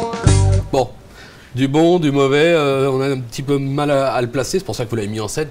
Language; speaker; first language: French; native; French